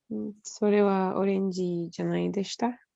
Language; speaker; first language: Japanese; non-native, learner; Spanish